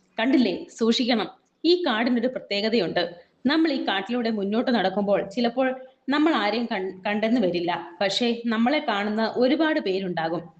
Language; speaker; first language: Malayalam; native; Malayalam